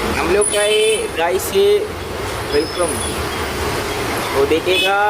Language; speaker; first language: Hindi; non-native, local second language; Malayalam